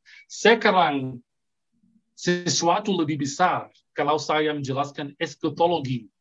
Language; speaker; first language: Indonesian; non-native, fluent; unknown